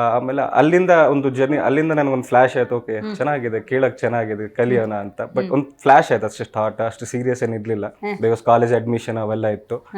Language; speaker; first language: Kannada; non-native, fluent; Odia